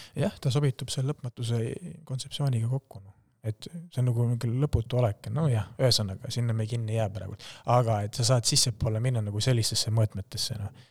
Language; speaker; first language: Estonian; native; Estonian